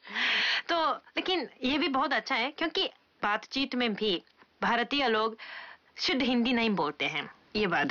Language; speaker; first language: Hindi; non-native, fluent; Japanese